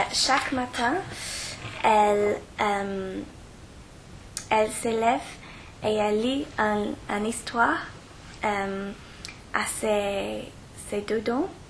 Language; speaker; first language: French; non-native, learner; English